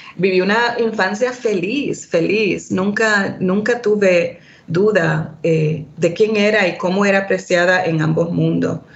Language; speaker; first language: Spanish; early bilingual, heritage; Spanish